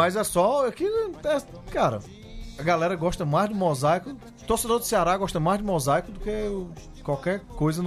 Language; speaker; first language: Portuguese; native; Portuguese